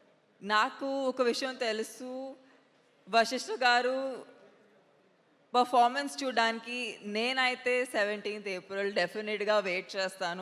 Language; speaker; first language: Telugu; non-native, local second language; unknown